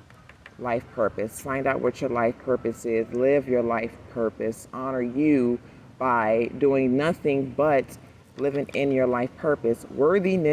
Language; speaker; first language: English; native; English